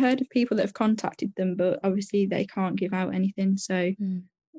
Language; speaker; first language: English; native; English